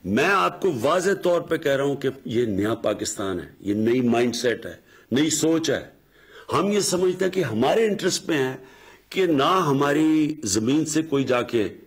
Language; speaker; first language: Urdu; native; Urdu